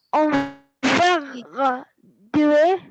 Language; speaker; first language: French; non-native, learner; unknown